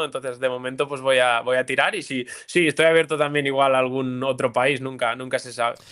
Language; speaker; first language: Spanish; native; Spanish